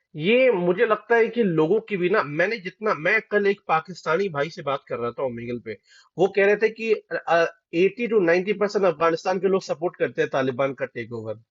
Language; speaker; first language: Hindi; native; Hindi